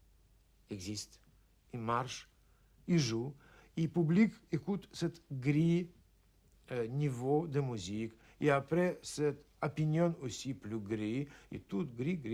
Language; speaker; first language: French; non-native, learner; Russian